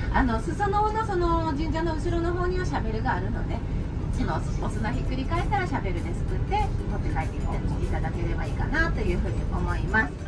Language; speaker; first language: Japanese; native; Japanese